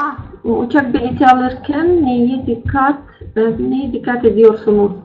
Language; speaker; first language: Turkish; non-native, learner; Russian